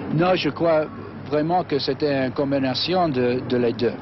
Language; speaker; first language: French; non-native, fluent; English